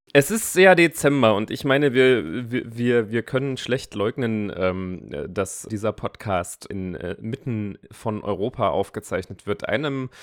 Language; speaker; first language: German; non-native, fluent; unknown